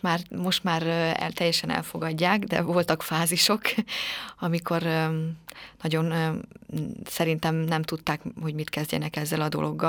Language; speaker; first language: Hungarian; native; Hungarian